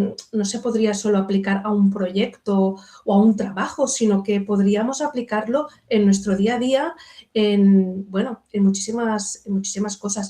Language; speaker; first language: Spanish; native; Spanish